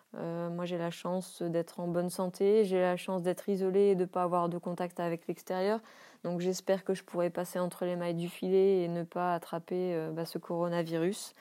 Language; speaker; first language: French; native; French